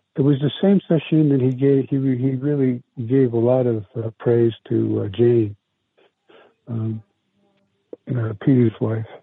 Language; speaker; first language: English; early bilingual, other home language; Italian